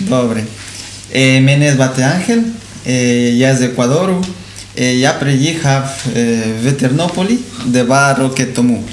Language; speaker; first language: Ukrainian; non-native, learner; Spanish